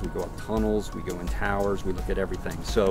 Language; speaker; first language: English; native; English